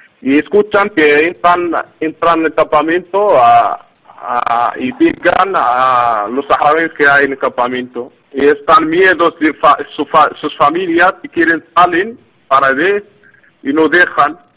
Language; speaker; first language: Spanish; non-native, learner; Arabic